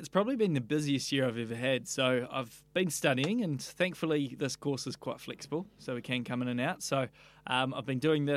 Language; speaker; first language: English; native; English